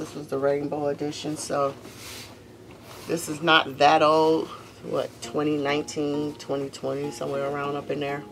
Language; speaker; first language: English; native; English